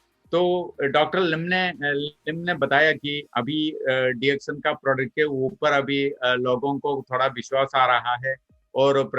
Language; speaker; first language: Hindi; non-native, local second language; Malayalam